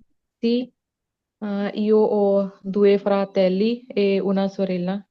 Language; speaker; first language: Italian; non-native, learner; Punjabi